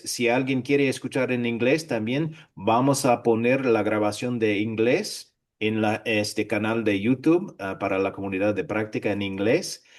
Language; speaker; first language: Spanish; non-native, fluent; English